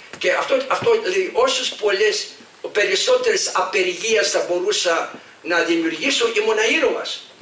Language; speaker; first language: Greek; early bilingual, heritage; Greek